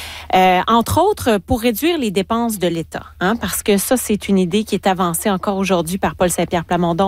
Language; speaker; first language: French; native; French